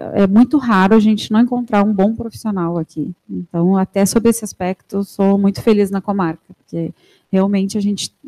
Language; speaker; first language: Portuguese; native; Portuguese